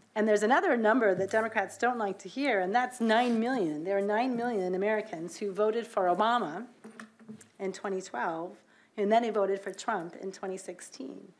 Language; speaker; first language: English; native; English